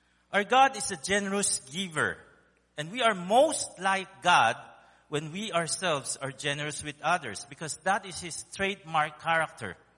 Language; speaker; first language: English; non-native, local second language; Min Nan Chinese